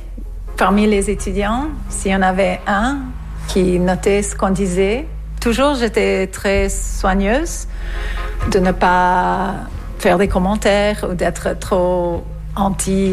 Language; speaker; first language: French; non-native, fluent; English